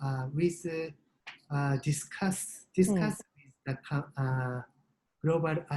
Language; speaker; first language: English; non-native, learner; Japanese